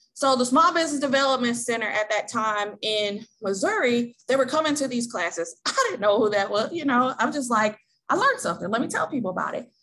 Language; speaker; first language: English; native; English